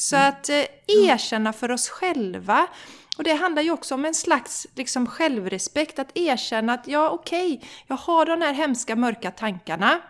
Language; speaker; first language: Swedish; native; Swedish